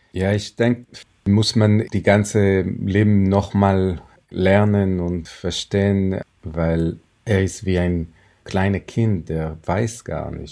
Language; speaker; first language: German; non-native, fluent; Hebrew